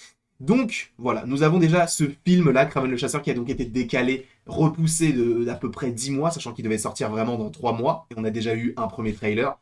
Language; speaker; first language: French; native; French